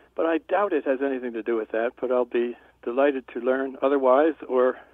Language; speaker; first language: English; native; English